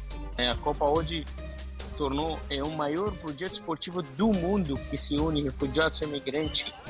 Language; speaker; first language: Portuguese; non-native, fluent; Arabic